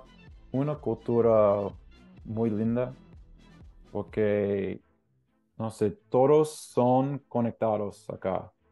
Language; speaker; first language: Spanish; non-native, learner; English